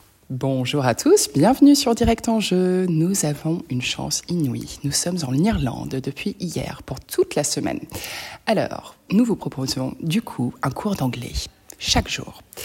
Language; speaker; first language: French; native; French